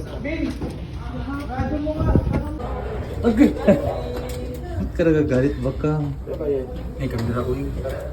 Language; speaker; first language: Filipino; non-native, local second language; Cebuano